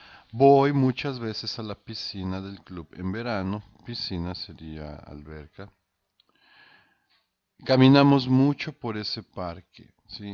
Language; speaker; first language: Spanish; non-native, fluent; Portuguese